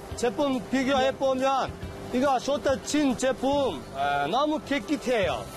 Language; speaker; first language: Korean; non-native, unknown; Uzbek